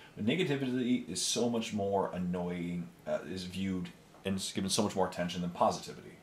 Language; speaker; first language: English; native; English